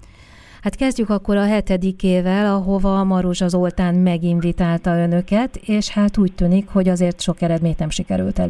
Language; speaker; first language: Hungarian; native; Hungarian